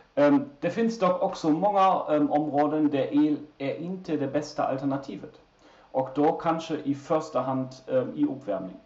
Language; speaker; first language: Swedish; non-native, fluent; German